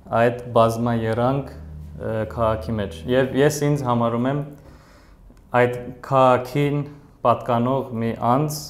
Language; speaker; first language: Armenian; early bilingual, heritage; Armenian